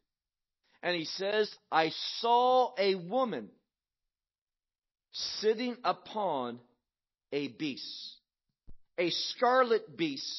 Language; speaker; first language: English; native; English